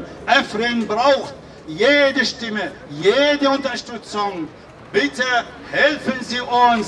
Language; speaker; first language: German; non-native, fluent; Kurdish